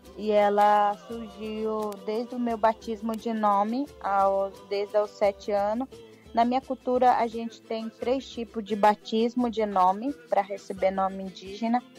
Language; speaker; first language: Portuguese; non-native, local second language; Guarani